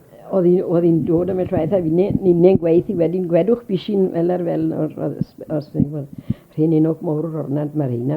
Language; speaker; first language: Welsh; native; Welsh